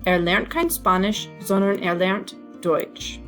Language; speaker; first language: German; non-native, fluent; English